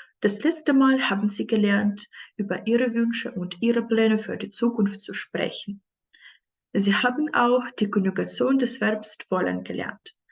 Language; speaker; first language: German; non-native, fluent; Ukrainian